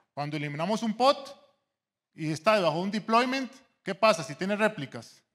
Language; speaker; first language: Spanish; native; Spanish